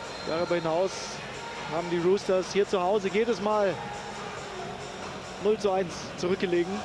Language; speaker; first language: German; native; German